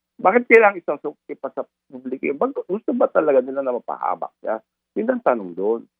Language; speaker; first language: Filipino; native; Filipino